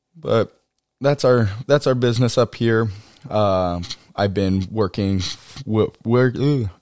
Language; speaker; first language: English; native; English